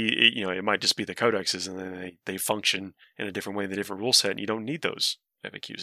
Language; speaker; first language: English; native; English